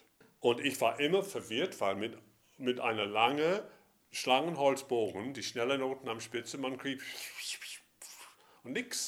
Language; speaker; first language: German; non-native, fluent; English